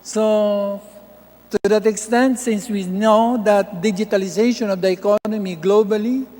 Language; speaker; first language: English; non-native, local second language; Filipino